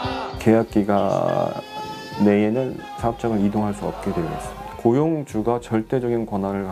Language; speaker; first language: Korean; native; Korean